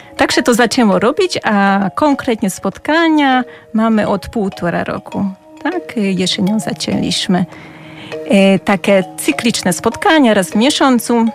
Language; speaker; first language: Polish; non-native, fluent; Hungarian